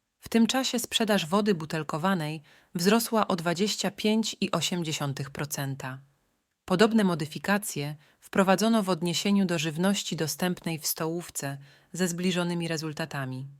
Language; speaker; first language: Polish; native; Polish